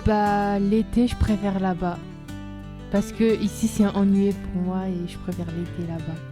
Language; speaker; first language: French; early bilingual, other home language; Turkish